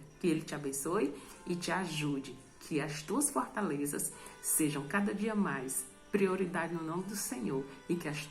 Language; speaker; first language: Portuguese; native; Portuguese